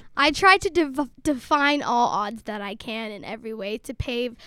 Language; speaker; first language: English; early bilingual, other home language; Somali